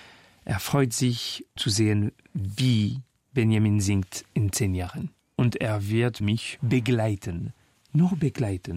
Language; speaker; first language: German; non-native, fluent; French